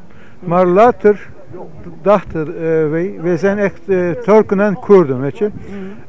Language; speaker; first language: Dutch; non-native, fluent; Turkish